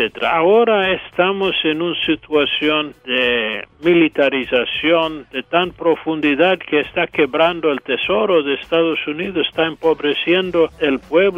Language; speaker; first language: Spanish; non-native, fluent; English